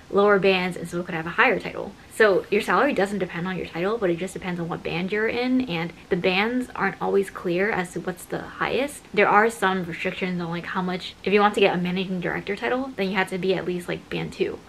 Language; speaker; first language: English; native; English